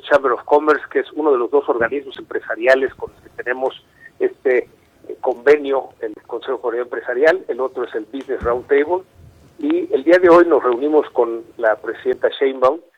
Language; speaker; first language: Spanish; native; Spanish